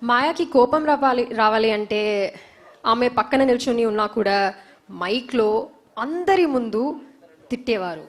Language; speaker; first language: Telugu; non-native, learner; Malayalam